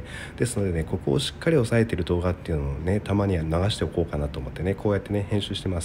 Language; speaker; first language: Japanese; native; Japanese